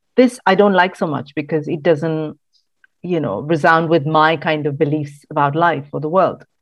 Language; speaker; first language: English; non-native, local second language; Malayalam